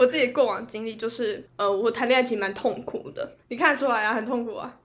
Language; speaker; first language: Chinese; native; Chinese